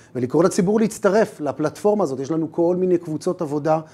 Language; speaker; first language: Hebrew; native; Hebrew